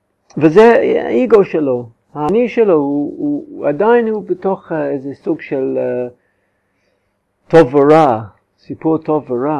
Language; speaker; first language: Hebrew; non-native, fluent; English